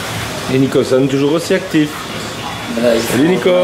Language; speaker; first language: French; native; French